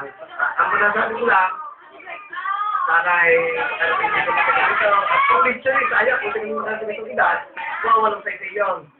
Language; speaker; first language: Filipino; native; Filipino